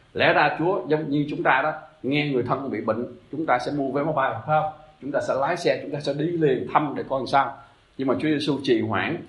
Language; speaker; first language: Vietnamese; native; Vietnamese